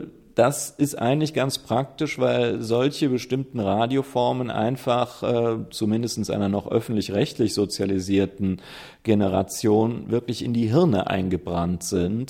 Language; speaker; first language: German; native; German